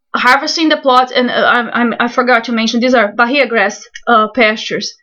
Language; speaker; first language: English; non-native, fluent; Portuguese